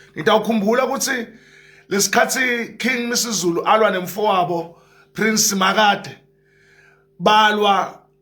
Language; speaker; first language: Zulu; non-native, local second language; Swati